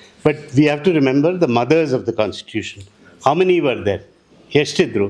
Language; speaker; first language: English; non-native, local second language; Telugu